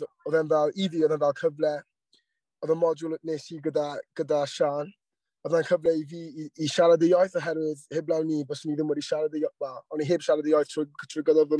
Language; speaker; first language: Welsh; non-native, local second language; English